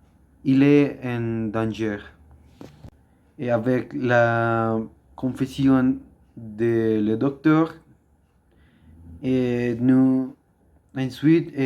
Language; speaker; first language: French; non-native, learner; Spanish